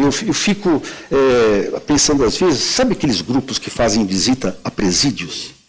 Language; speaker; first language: Portuguese; native; Portuguese